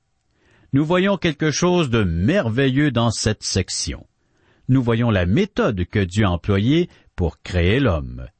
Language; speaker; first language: French; native; French